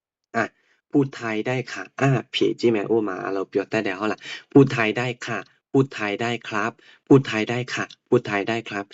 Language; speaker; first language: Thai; non-native, fluent; Burmese